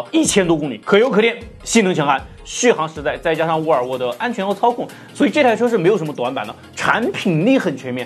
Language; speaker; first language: Chinese; native; Chinese